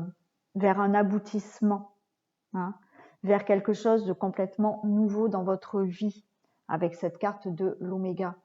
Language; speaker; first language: French; native; French